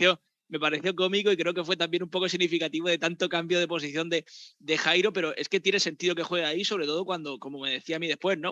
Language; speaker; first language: Spanish; native; Spanish